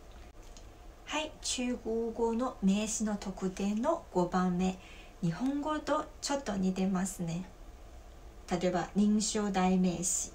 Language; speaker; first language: Japanese; non-native, fluent; Chinese